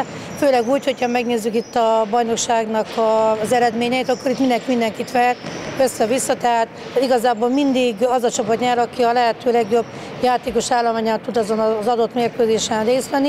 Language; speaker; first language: Hungarian; native; Hungarian